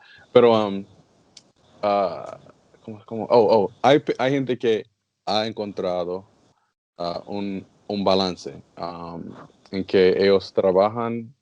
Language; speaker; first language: Spanish; non-native, learner; English